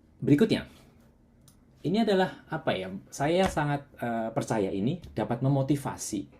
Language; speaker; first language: Indonesian; non-native, local second language; Javanese